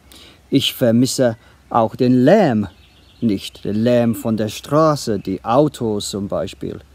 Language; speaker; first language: German; non-native, fluent; English